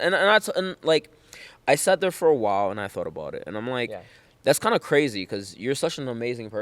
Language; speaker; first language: English; native; English